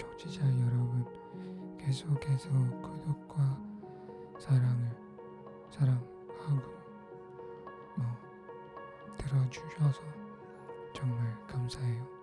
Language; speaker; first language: Korean; non-native, learner; Filipino